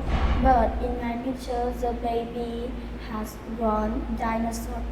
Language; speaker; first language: English; non-native, learner; Vietnamese